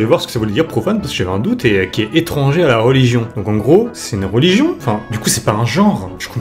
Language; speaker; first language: French; native; French